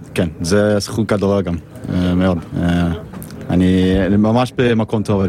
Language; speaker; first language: Hebrew; non-native, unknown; English